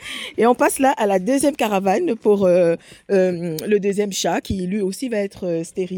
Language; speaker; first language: French; native; French